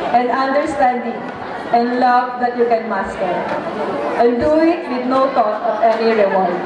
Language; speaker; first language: English; non-native, local second language; Filipino